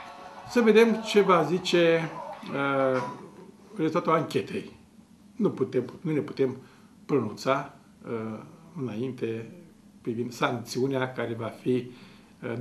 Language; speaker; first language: Romanian; native; Romanian